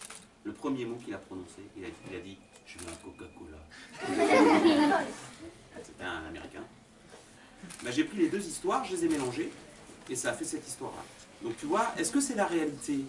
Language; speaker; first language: French; native; French